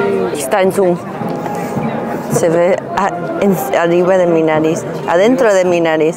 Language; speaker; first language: Spanish; non-native, fluent; English